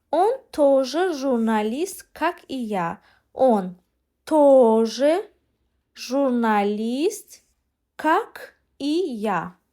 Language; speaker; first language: Russian; non-native, learner; Azerbaijani